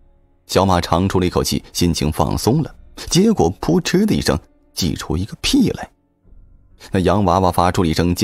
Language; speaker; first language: Chinese; native; Chinese